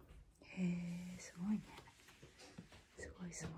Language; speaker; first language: Japanese; native; Japanese